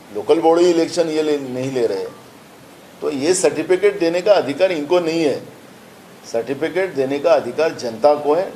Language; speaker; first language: Hindi; non-native, local second language; Marathi